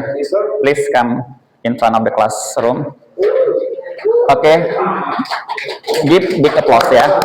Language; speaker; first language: English; non-native, fluent; Indonesian